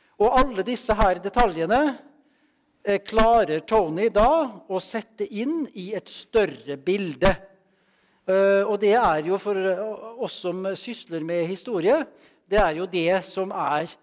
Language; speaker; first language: Norwegian; native; Norwegian